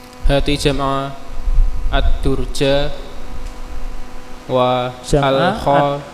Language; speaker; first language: Arabic; non-native, learner; Indonesian